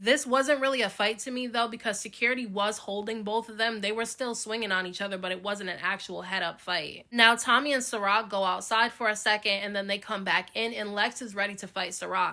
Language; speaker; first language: English; native; English